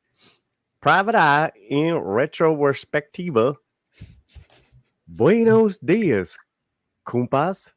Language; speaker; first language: Spanish; early bilingual, heritage; Spanish